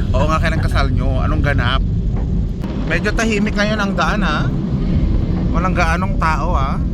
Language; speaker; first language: Filipino; native; Filipino